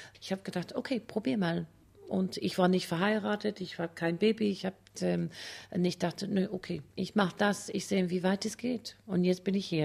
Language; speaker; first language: German; non-native, fluent; English